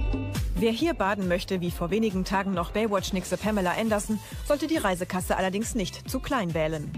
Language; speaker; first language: German; native; German